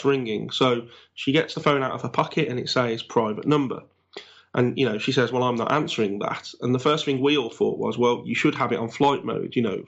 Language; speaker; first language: English; native; English